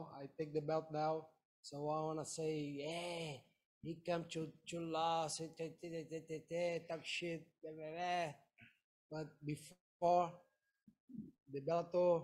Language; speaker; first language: English; non-native, learner; Portuguese